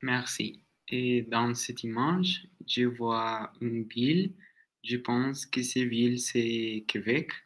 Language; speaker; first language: French; non-native, learner; Spanish